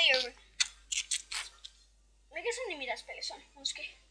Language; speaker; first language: Finnish; native; Finnish